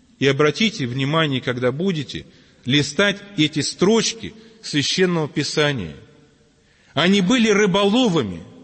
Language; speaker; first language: Russian; native; Russian